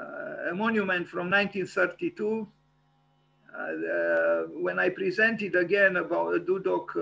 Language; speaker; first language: English; non-native, fluent; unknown